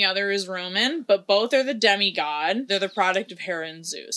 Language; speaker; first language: English; native; English